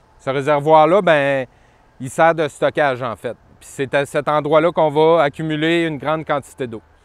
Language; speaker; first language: French; native; French